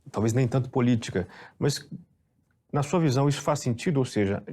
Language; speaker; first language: Portuguese; native; Portuguese